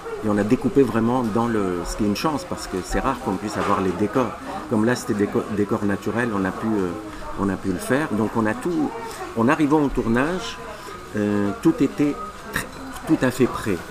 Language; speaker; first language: French; non-native, local second language; Arabic